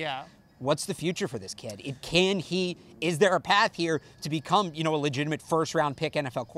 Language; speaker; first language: English; native; English